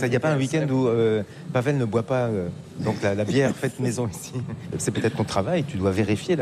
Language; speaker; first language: French; native; French